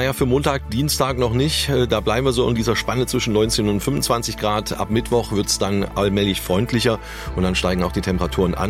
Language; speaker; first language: German; native; German